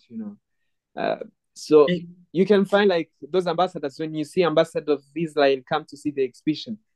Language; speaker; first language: English; non-native, local second language; Kinyarwanda